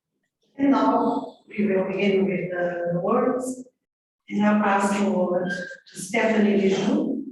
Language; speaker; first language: English; non-native, fluent; Portuguese